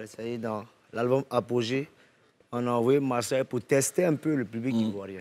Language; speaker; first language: French; non-native, local second language; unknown